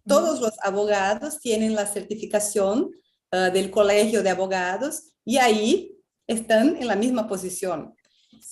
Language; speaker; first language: Spanish; non-native, fluent; Portuguese